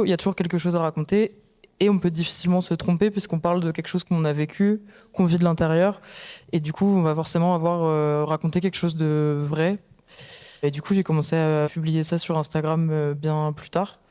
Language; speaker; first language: French; native; French